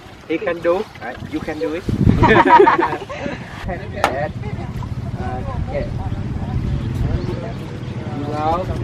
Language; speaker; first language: English; non-native, local second language; Vietnamese